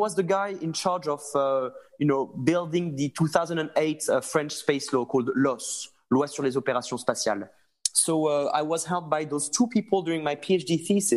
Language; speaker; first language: English; non-native, fluent; French